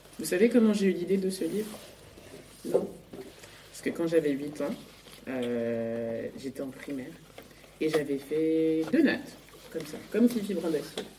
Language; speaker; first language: French; native; French